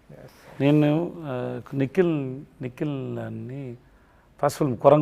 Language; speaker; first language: Telugu; non-native, learner; Tamil